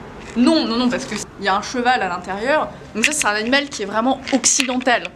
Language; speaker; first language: French; native; French